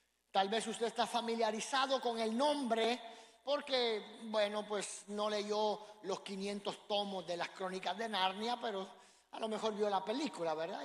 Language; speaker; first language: Spanish; native; Spanish